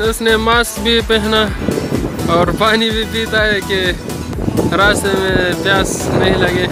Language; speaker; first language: Hindi; non-native, local second language; Pashto